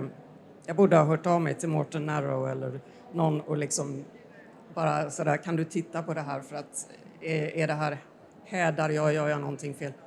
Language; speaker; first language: Swedish; native; Swedish